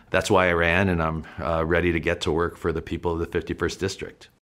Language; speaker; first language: English; native; English